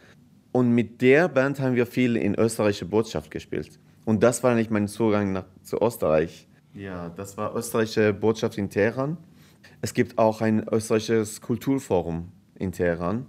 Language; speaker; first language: German; non-native, fluent; Persian